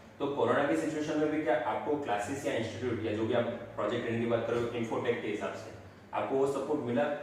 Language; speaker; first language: Hindi; native; Hindi